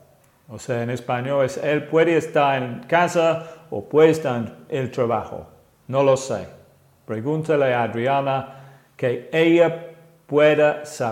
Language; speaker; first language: Spanish; non-native, fluent; English